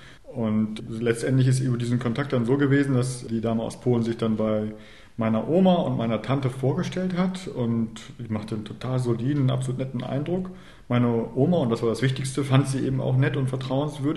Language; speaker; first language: German; native; German